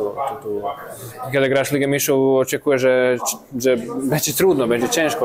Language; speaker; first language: Polish; non-native, fluent; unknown